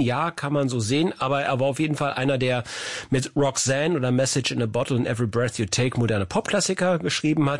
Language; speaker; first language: German; native; German